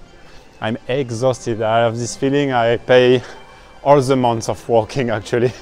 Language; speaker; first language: English; non-native, fluent; French